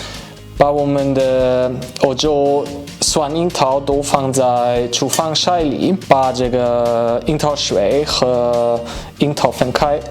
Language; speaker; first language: Chinese; non-native, fluent; German